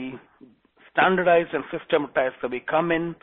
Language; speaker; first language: English; non-native, local second language; Gujarati